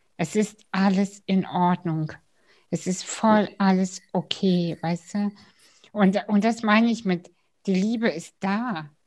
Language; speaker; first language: German; early bilingual, other home language; Russian